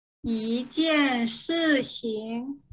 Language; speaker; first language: Chinese; non-native, fluent; Thai